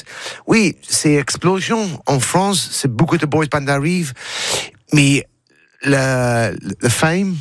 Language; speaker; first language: French; non-native, learner; English